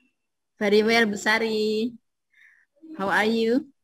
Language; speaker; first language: English; non-native, learner; Indonesian